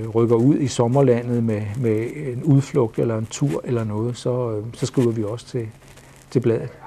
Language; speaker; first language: Danish; native; Danish